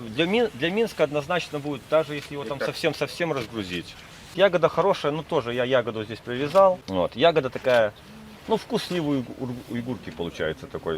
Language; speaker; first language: Russian; native; Russian